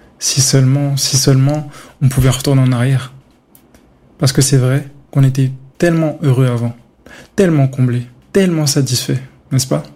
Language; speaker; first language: French; native; French